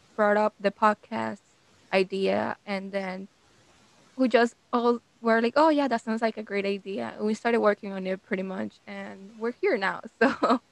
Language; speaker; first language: English; non-native, fluent; Spanish